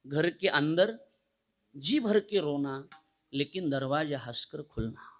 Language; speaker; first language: Hindi; non-native, local second language; Marathi